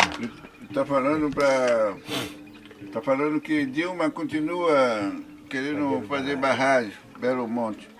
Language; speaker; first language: Portuguese; non-native, local second language; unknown